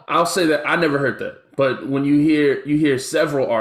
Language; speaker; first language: English; native; English